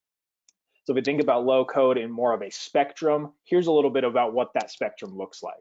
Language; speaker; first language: English; native; English